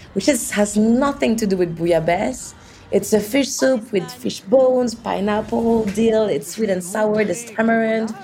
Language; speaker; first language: English; non-native, fluent; French